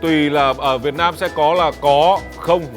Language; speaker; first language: Vietnamese; native; Vietnamese